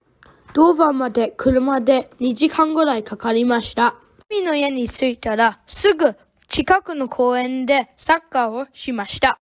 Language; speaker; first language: Japanese; non-native, fluent; English